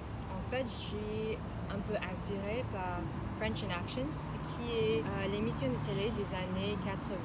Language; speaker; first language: French; non-native, fluent; English